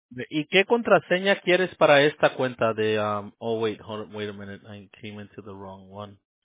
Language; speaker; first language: Spanish; early bilingual, heritage; Spanish